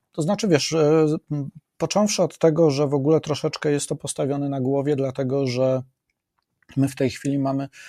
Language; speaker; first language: Polish; native; Polish